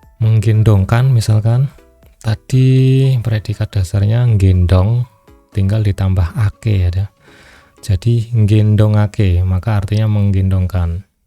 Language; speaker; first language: Indonesian; non-native, local second language; Javanese